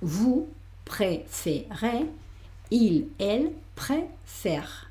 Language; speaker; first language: French; non-native, fluent; Spanish